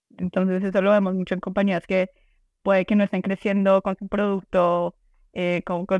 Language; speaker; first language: Spanish; early bilingual, heritage; Spanish